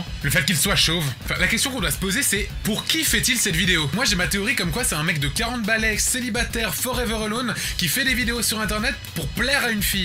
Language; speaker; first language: French; native; French